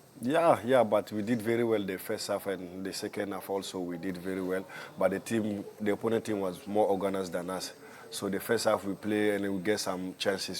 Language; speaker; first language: English; non-native, learner; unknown